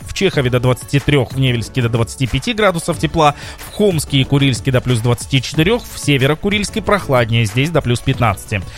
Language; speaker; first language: Russian; native; Russian